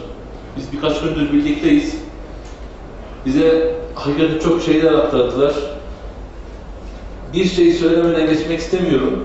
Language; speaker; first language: Turkish; native; Turkish